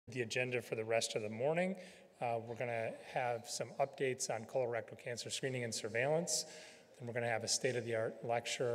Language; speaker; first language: English; native; English